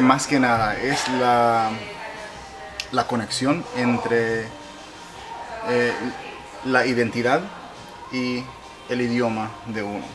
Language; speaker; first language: Spanish; native; Spanish